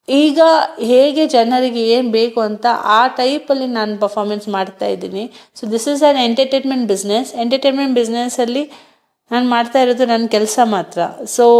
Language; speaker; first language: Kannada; non-native, fluent; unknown